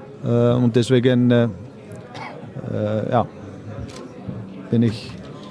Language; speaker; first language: German; non-native, fluent; Icelandic